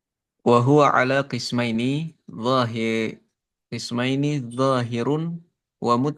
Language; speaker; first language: Arabic; non-native, fluent; Indonesian